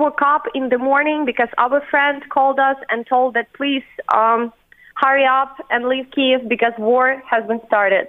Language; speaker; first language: English; non-native, fluent; Ukrainian